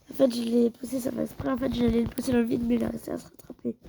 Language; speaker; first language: French; native; French